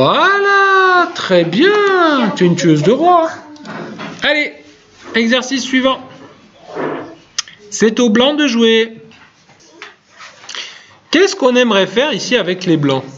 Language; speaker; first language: French; native; French